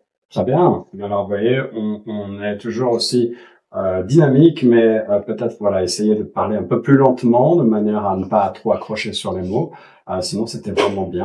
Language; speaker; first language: French; native; French